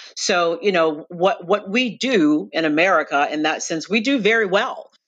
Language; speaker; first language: English; native; English